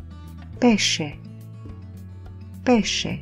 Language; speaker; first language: Italian; non-native, fluent; Polish